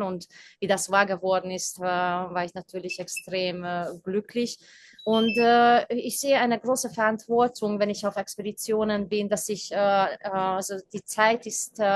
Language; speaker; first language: German; non-native, fluent; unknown